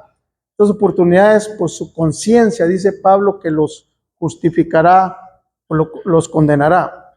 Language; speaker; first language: Spanish; native; Spanish